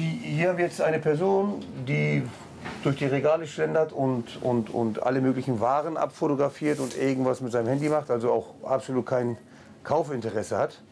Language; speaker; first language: German; native; German